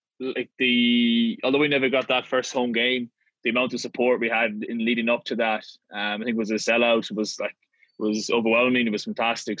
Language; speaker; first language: English; native; English